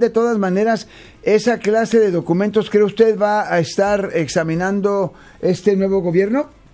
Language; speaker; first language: Spanish; native; Spanish